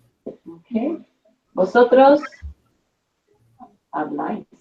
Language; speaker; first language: Spanish; non-native, fluent; English